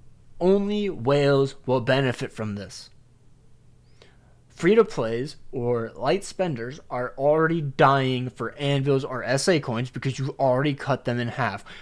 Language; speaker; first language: English; native; English